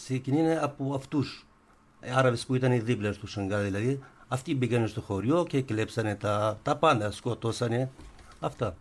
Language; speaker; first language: Greek; non-native, learner; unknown